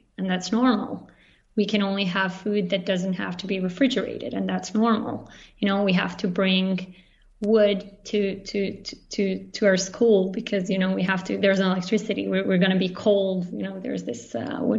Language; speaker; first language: English; non-native, fluent; Bosnian